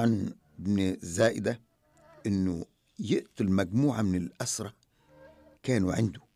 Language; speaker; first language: Arabic; native; Arabic